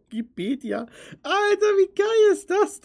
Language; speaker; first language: German; native; German